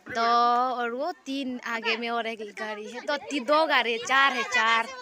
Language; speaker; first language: Hindi; non-native, local second language; Assamese